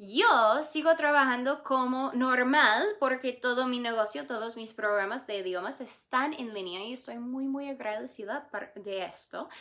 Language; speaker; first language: Spanish; non-native, fluent; English